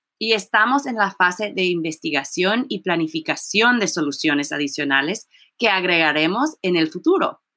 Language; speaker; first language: Spanish; early bilingual, heritage; Spanish